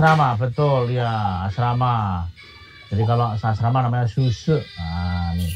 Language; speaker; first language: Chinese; non-native, learner; Indonesian